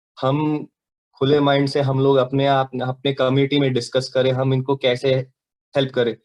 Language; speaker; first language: Hindi; non-native, local second language; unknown